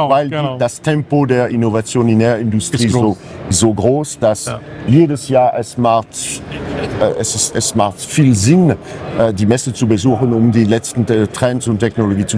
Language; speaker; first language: German; non-native, fluent; French